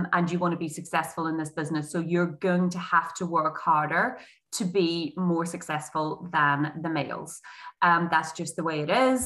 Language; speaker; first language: English; native; English